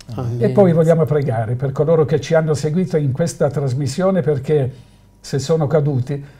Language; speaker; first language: Italian; native; Italian